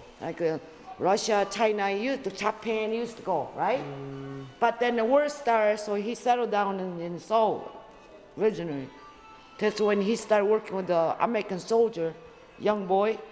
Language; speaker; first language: English; non-native, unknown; Korean